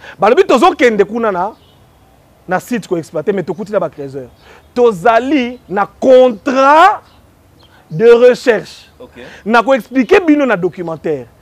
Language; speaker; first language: Lingala; non-native, local second language; Swahili